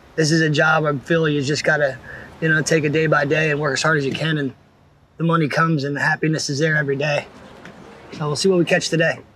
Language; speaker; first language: English; native; English